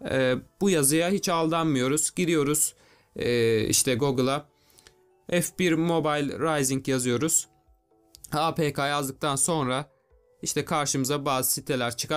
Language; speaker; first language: Turkish; native; Turkish